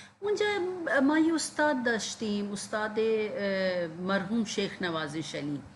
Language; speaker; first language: Persian; non-native, fluent; Urdu